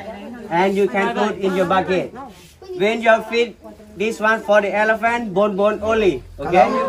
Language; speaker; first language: English; non-native, learner; Thai